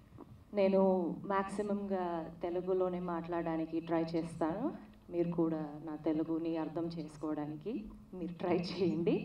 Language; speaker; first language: Telugu; non-native, learner; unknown